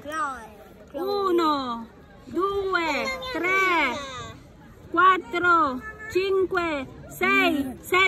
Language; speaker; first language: Italian; non-native, learner; Filipino